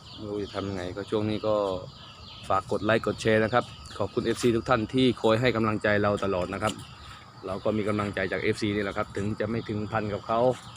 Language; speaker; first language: Thai; non-native, local second language; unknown